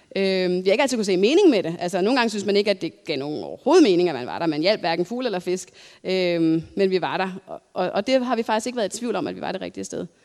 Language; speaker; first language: Danish; native; Danish